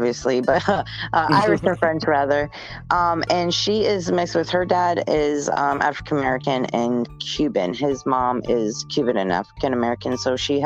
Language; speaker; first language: English; native; English